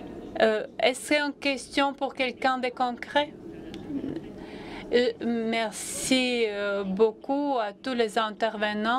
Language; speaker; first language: French; non-native, fluent; Latvian